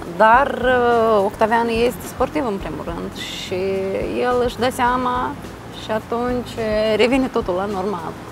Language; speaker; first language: Romanian; native; Romanian